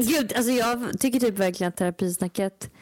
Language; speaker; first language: Swedish; native; Swedish